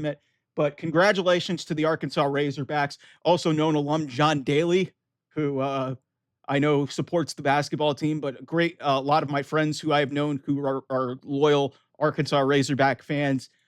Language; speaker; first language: English; native; English